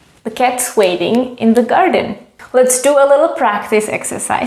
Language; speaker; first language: English; non-native, fluent; Czech